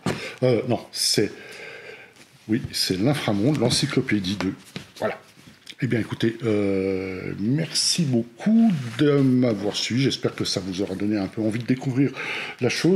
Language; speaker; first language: French; native; French